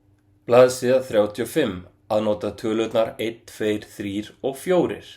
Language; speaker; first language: Icelandic; non-native, fluent; Arabic